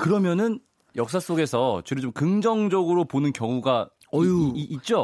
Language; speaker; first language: Korean; native; Korean